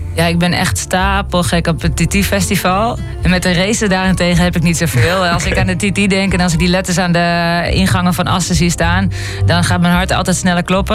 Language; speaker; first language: Dutch; native; Dutch